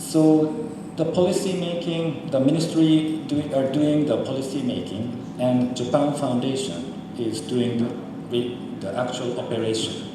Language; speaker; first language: English; non-native, fluent; Japanese